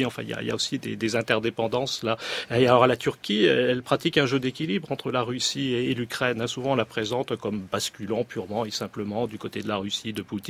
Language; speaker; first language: French; native; French